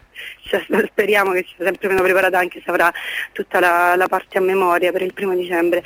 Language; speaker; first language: Italian; native; Italian